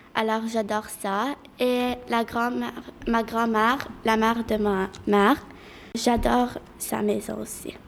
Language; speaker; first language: French; early bilingual, other home language; Arabic